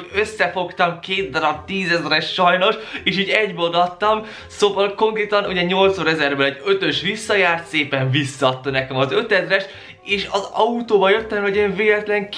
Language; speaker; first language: Hungarian; native; Hungarian